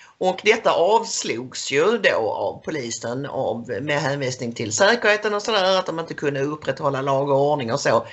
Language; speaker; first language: Swedish; native; Swedish